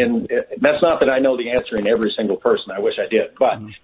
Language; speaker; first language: English; native; English